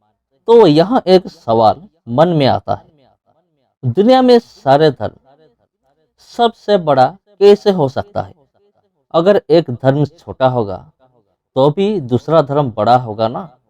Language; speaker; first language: Hindi; non-native, local second language; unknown